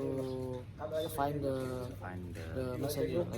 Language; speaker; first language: English; non-native, learner; Indonesian